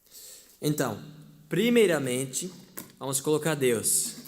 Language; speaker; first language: Portuguese; non-native, fluent; English